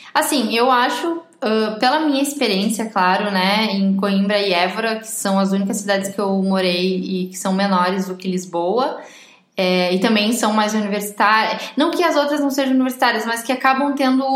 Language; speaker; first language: Portuguese; native; Portuguese